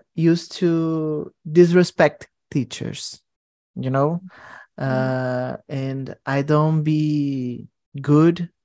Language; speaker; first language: English; non-native, fluent; Portuguese